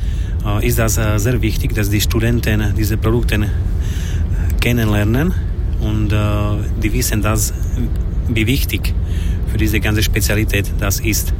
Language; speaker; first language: German; non-native, learner; Slovak